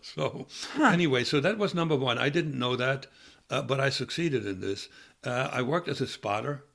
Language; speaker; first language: English; non-native, fluent; German